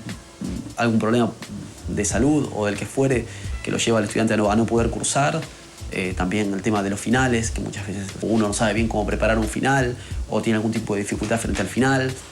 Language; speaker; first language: Spanish; native; Spanish